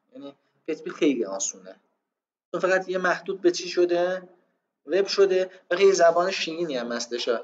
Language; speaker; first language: Persian; non-native, local second language; Azerbaijani